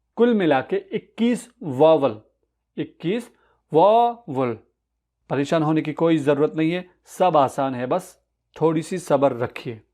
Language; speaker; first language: Urdu; non-native, local second language; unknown